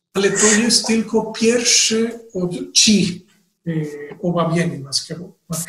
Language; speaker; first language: Polish; non-native, learner; Spanish